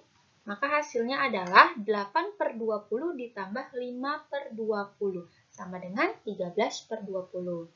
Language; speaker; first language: Indonesian; native; Indonesian